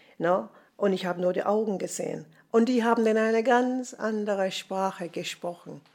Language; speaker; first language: German; non-native, fluent; English